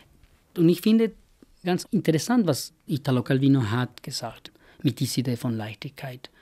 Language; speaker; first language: German; non-native, fluent; Spanish